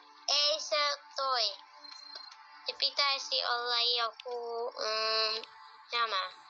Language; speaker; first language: Finnish; early bilingual, other home language; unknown